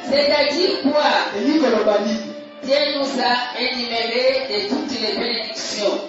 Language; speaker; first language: French; non-native, local second language; Lingala